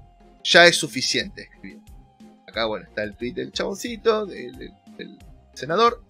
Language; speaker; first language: Spanish; native; Spanish